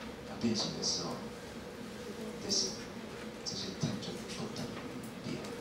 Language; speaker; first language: English; non-native, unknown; Chinese